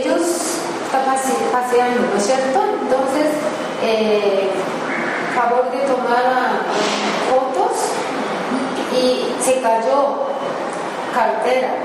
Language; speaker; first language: Spanish; non-native, learner; Japanese